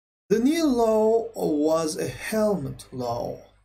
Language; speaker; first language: English; non-native, fluent; Azerbaijani